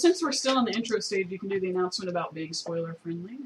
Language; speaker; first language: English; native; English